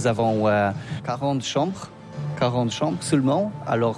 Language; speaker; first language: French; non-native, learner; Polish